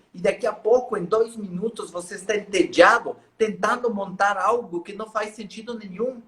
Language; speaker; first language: Portuguese; non-native, fluent; Spanish